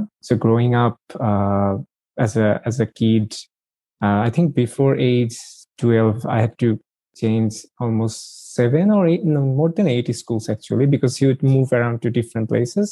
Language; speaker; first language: English; non-native, local second language; Bangla